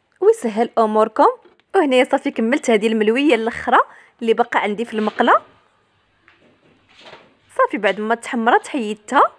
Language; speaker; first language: Arabic; native; Arabic